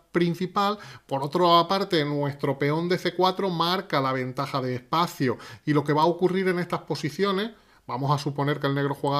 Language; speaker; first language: Spanish; native; Spanish